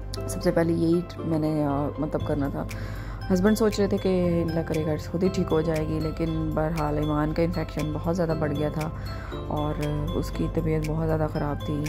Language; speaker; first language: Urdu; native; Urdu